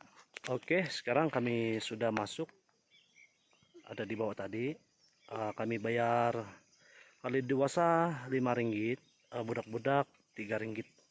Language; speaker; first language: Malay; non-native, local second language; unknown